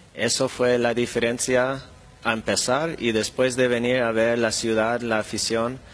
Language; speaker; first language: Spanish; non-native, fluent; English